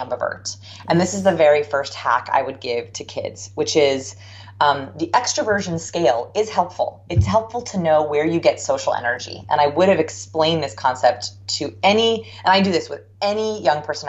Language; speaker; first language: English; native; English